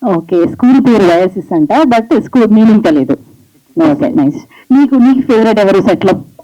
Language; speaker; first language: Telugu; native; Telugu